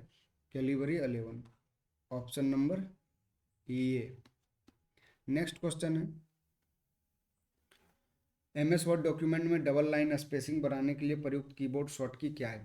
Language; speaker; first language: Hindi; native; Hindi